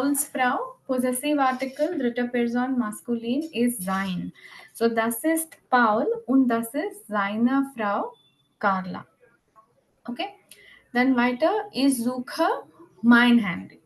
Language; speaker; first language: German; non-native, fluent; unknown